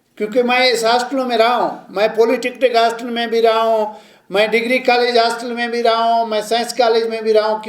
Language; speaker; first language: Urdu; non-native, local second language; Baluchi